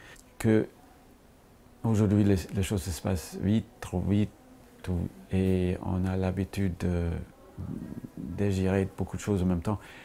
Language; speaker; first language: French; non-native, fluent; English